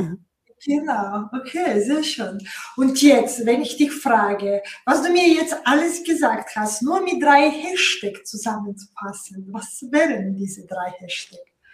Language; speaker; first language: German; non-native, fluent; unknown